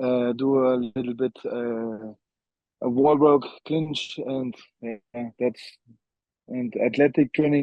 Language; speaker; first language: English; non-native, learner; German